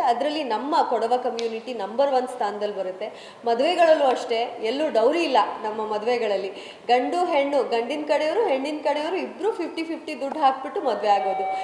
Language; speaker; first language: Kannada; non-native, local second language; Kodava